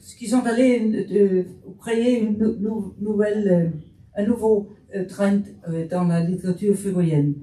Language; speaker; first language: French; non-native, fluent; Faroese